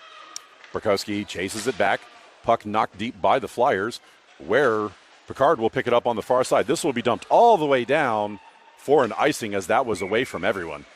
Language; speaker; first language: English; native; English